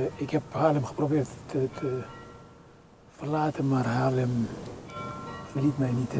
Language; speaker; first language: Dutch; non-native, fluent; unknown